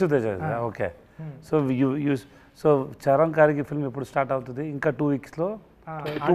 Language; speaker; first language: Telugu; non-native, learner; Tamil